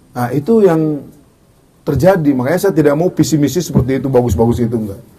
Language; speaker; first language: Indonesian; native; Indonesian